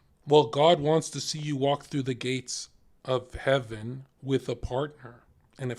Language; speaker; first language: English; native; English